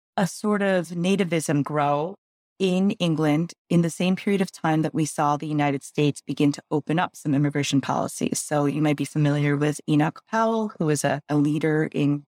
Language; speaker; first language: English; early bilingual, other home language; Gujarati